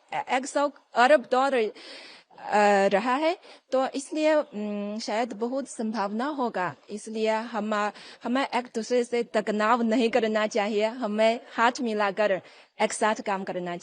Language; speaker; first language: Hindi; non-native, fluent; Chinese